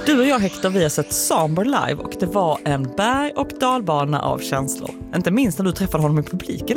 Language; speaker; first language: Swedish; native; Swedish